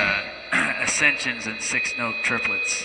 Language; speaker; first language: English; native; English